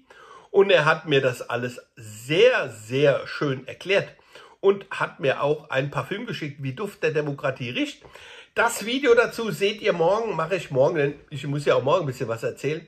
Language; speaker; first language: German; native; German